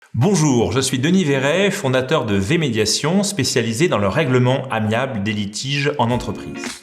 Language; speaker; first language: French; native; French